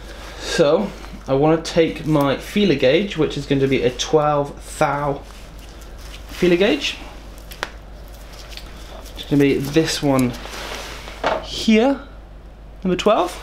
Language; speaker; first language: English; native; English